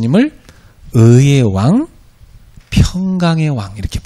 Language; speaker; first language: Korean; native; Korean